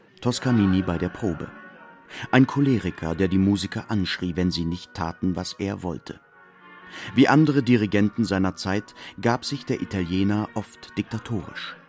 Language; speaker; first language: German; native; German